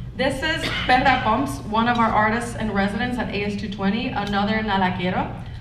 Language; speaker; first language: English; non-native, fluent; Spanish